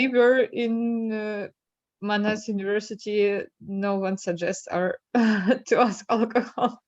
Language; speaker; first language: English; non-native, learner; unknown